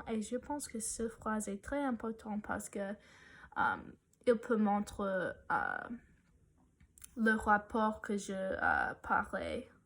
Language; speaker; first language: French; non-native, learner; English